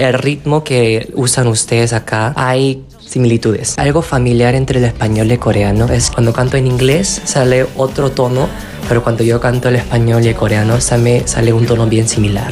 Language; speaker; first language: Spanish; non-native, fluent; Korean